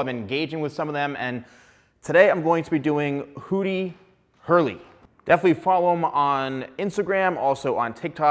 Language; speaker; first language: English; native; English